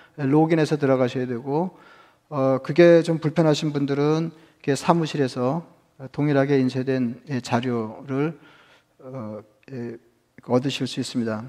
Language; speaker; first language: Korean; native; Korean